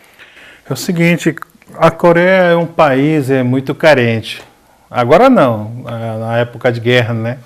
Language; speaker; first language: Portuguese; non-native, fluent; Korean